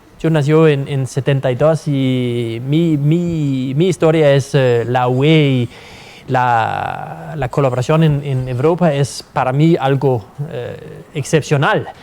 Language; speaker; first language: Spanish; non-native, fluent; Danish